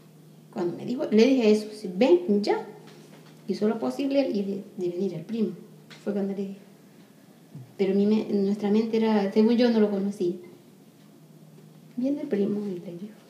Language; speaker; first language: Spanish; native; Spanish